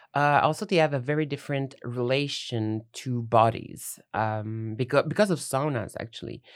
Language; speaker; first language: English; non-native, fluent; French